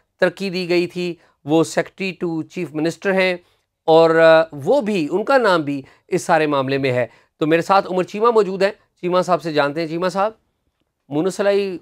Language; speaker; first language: Urdu; non-native, local second language; Punjabi